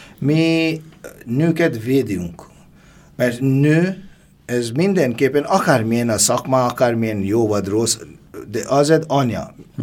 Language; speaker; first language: Hungarian; non-native, fluent; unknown